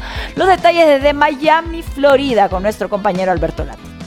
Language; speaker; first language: Spanish; native; Spanish